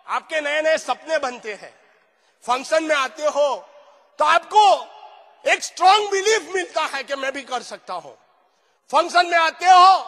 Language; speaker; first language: Hindi; non-native, local second language; Gujarati